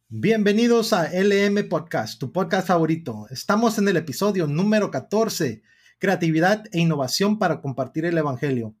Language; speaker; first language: Spanish; early bilingual, heritage; Spanish